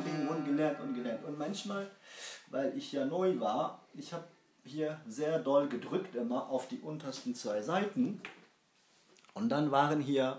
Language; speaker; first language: German; early bilingual, other home language; Kurdish